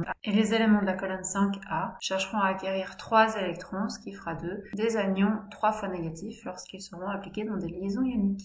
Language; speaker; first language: French; native; French